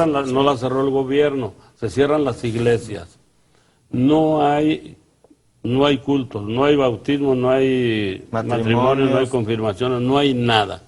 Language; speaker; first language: Spanish; native; Spanish